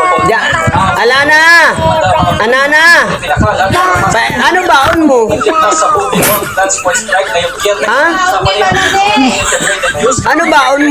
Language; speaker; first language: Filipino; non-native, local second language; Cebuano